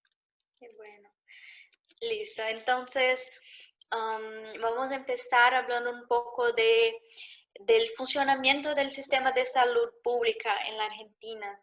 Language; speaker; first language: Spanish; non-native, learner; Portuguese